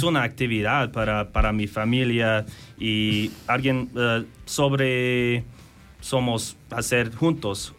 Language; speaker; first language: Spanish; non-native, learner; English